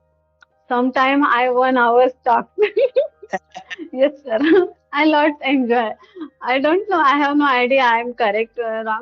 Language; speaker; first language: English; non-native, learner; Hindi